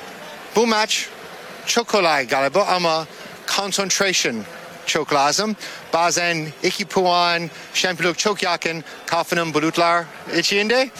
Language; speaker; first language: Turkish; non-native, learner; English